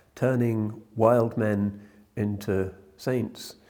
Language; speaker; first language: English; native; English